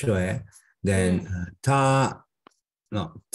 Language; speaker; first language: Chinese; non-native, learner; Spanish